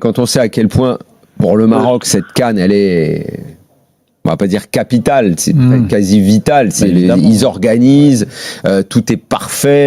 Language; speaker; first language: French; native; French